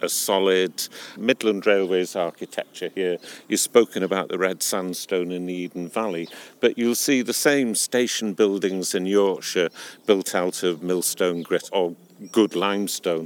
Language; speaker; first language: English; native; English